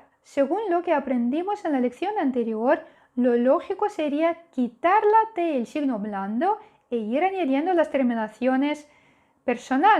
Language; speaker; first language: Spanish; non-native, fluent; Russian